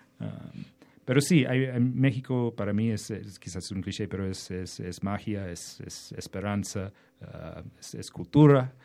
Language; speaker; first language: Spanish; non-native, fluent; English